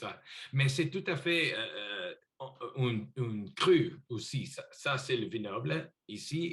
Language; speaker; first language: French; non-native, learner; English